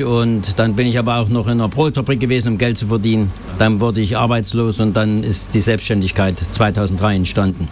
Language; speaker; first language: German; native; German